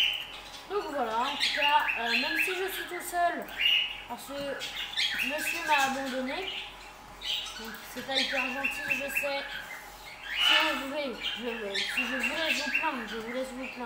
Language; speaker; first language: French; native; French